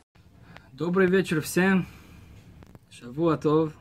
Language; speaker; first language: Russian; early bilingual, heritage; Hebrew